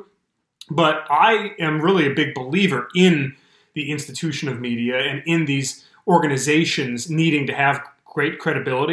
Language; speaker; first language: English; native; English